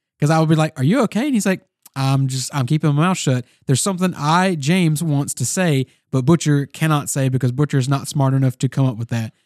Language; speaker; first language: English; native; English